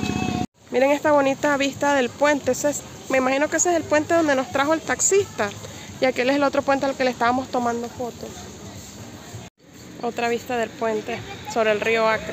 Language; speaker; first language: Spanish; native; Spanish